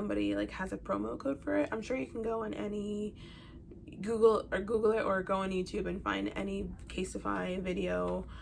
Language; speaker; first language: English; native; English